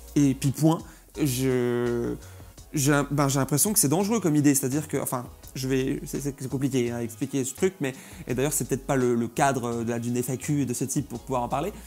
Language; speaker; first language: French; native; French